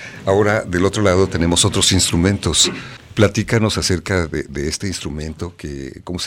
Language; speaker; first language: Spanish; native; Spanish